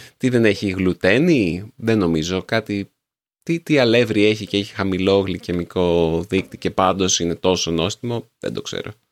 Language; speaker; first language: Greek; native; Greek